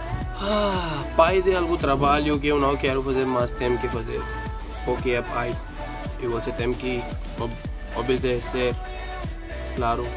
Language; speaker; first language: Portuguese; non-native, learner; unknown